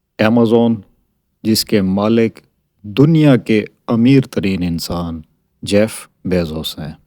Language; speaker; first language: Urdu; non-native, local second language; Saraiki